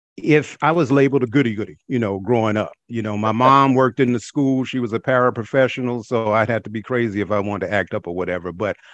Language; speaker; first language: English; native; English